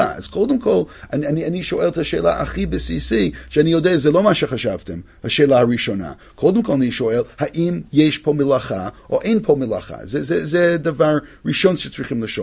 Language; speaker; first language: Hebrew; non-native, fluent; English